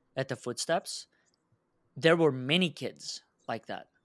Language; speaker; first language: English; early bilingual, other home language; Russian